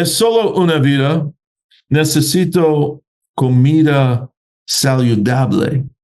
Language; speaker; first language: Spanish; non-native, learner; English